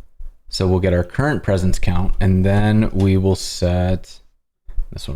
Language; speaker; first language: English; native; English